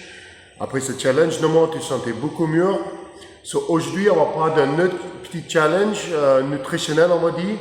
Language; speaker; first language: French; non-native, learner; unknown